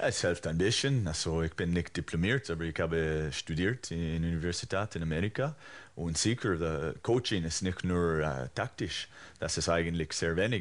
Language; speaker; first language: German; non-native, fluent; English